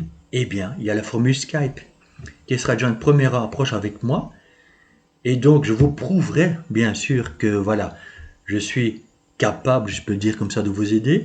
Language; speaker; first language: French; native; French